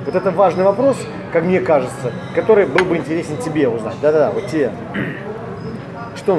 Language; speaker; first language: Russian; native; Russian